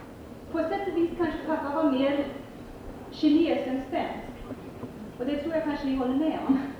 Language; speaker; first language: Swedish; early bilingual, heritage; Swedish